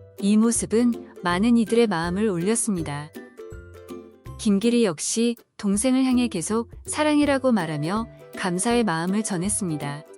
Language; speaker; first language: Korean; native; Korean